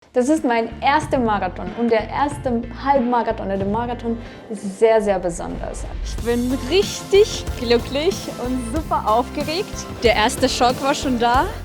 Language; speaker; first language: German; non-native, fluent; Russian